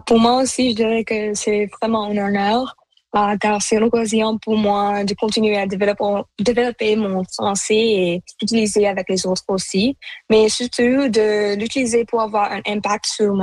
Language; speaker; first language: French; non-native, local second language; Punjabi